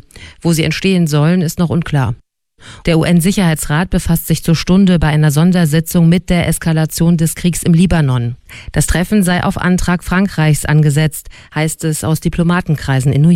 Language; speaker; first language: German; native; German